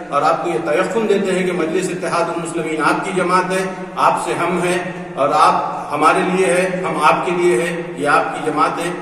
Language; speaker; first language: Urdu; native; Urdu